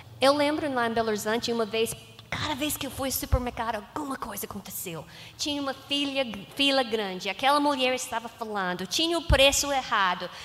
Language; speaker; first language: Portuguese; non-native, learner; English